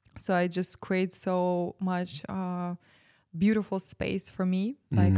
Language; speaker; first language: English; non-native, fluent; Ukrainian